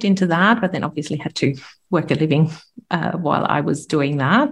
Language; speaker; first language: English; non-native, fluent; German